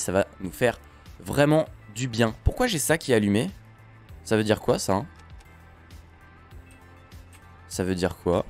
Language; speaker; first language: French; native; French